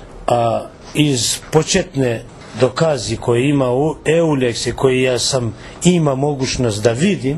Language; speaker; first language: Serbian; non-native, local second language; Albanian